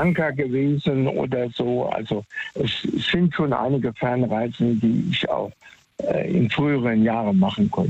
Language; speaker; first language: German; native; German